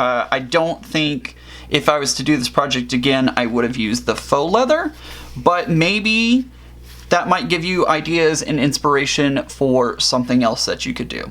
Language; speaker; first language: English; native; English